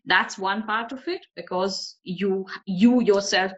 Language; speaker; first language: English; non-native, local second language; Bangla